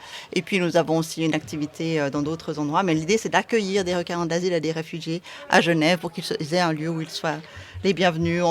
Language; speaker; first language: French; native; French